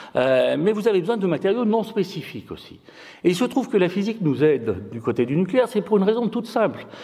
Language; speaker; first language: French; native; French